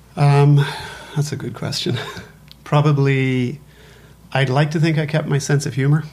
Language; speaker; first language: English; native; English